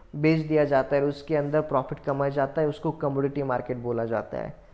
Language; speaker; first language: Hindi; non-native, local second language; Marathi